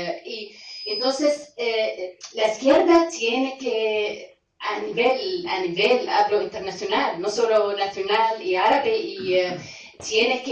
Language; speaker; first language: Spanish; non-native, fluent; Arabic